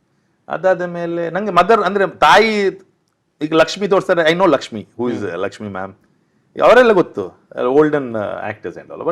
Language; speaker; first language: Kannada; non-native, local second language; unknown